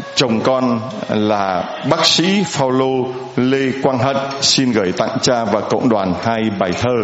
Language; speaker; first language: Vietnamese; native; Vietnamese